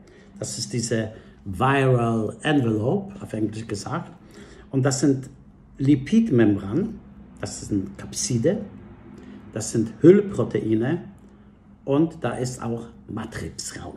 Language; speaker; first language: German; non-native, fluent; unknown